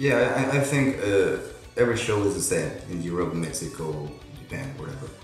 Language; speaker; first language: English; non-native, local second language; Spanish